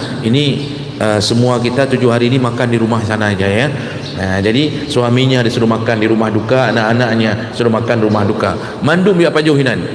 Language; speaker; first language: Malay; non-native, local second language; Achinese